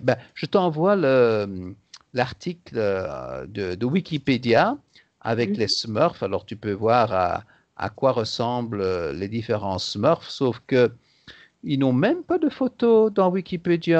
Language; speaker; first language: French; native; French